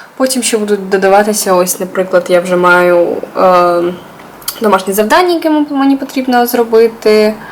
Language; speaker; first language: Ukrainian; native; Ukrainian